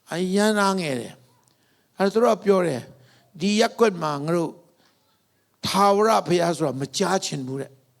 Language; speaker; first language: Burmese; non-native, local second language; Tedim Chin